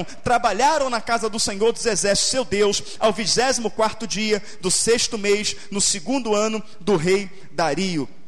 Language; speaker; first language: Portuguese; native; Portuguese